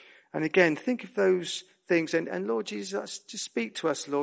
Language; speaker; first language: English; native; English